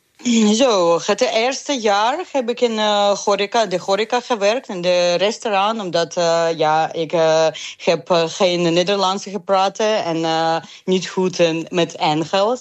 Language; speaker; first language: Dutch; non-native, learner; Ukrainian